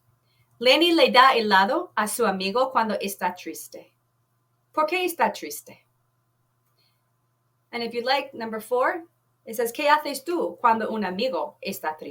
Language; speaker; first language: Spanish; non-native, fluent; English